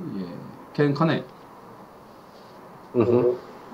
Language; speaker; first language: English; non-native, learner; Korean